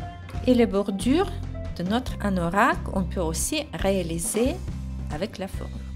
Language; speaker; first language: French; non-native, fluent; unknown